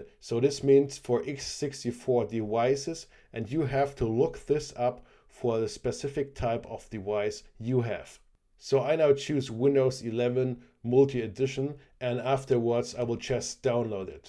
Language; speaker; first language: English; non-native, fluent; German